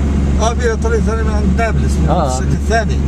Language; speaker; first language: Arabic; native; Arabic